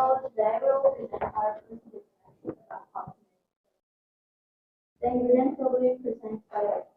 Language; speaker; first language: English; non-native, learner; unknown